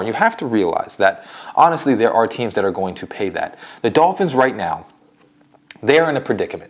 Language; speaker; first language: English; native; English